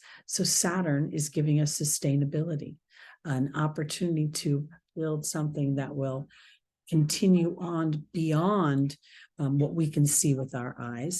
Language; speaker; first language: English; native; English